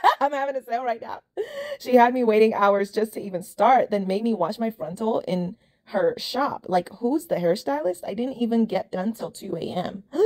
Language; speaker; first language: English; native; English